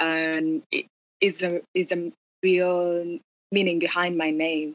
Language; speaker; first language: English; non-native, local second language; Acoli